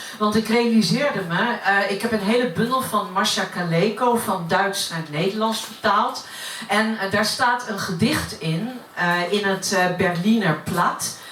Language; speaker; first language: Dutch; native; Dutch